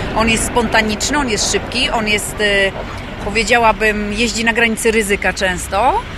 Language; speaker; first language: Polish; native; Polish